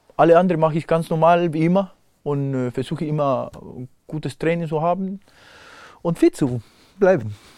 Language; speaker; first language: German; non-native, fluent; Spanish